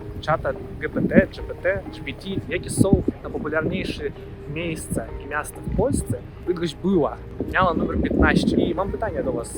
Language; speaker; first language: Polish; non-native, learner; Russian